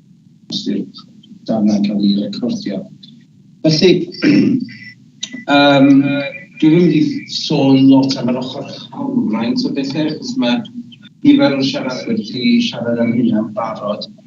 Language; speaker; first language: Welsh; native; Welsh